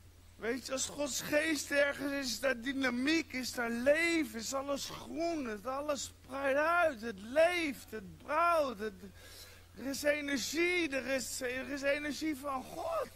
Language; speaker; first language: Dutch; native; Dutch